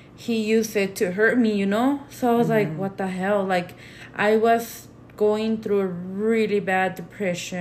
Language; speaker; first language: English; non-native, fluent; Spanish